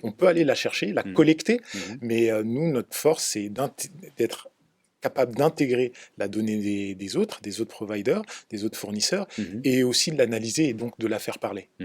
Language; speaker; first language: French; native; French